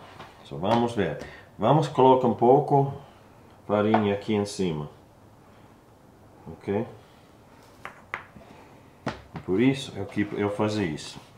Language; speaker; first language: Portuguese; non-native, learner; English